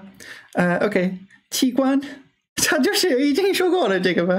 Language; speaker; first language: Chinese; non-native, learner; English